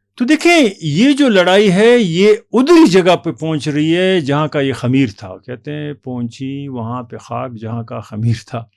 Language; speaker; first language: Urdu; non-native, local second language; Pashto